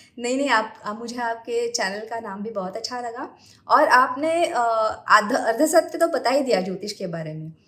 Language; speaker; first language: Hindi; non-native, local second language; Marathi